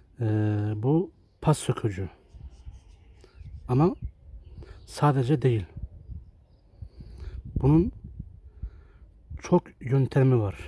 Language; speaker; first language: Turkish; early bilingual, heritage; Turkish